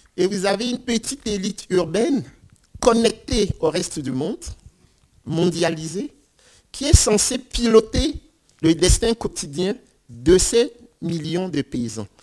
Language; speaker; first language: French; non-native, local second language; Ewe